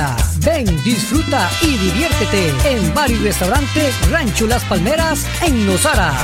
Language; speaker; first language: Spanish; native; Spanish